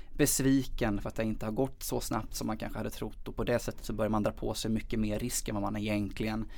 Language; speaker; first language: Swedish; native; Swedish